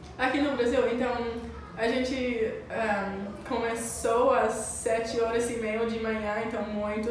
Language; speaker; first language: Portuguese; non-native, learner; English